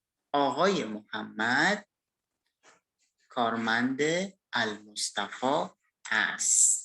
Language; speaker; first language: Persian; non-native, fluent; Indonesian